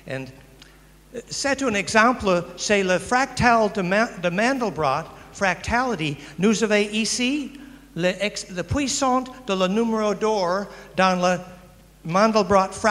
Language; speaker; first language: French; non-native, learner; English